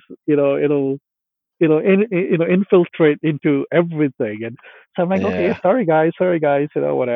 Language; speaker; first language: English; non-native, local second language; Punjabi